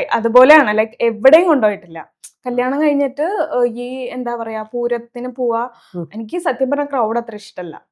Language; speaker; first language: Malayalam; early bilingual, heritage; Malayalam